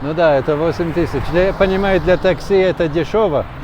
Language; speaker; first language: Russian; non-native, fluent; Latvian